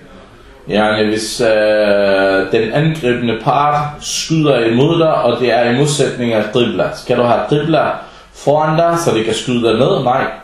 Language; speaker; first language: Danish; non-native, fluent; Arabic